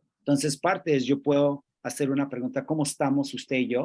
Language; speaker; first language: Spanish; non-native, fluent; English